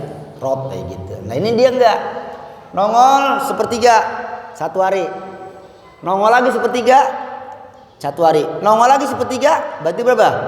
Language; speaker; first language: Indonesian; native; Indonesian